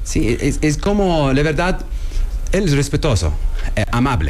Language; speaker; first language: Spanish; non-native, learner; Arabic